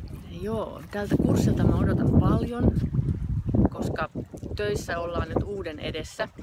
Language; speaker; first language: Finnish; native; Finnish